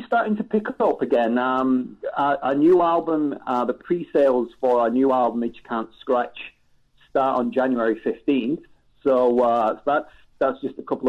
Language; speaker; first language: English; native; English